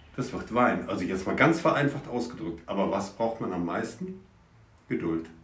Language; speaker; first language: German; native; German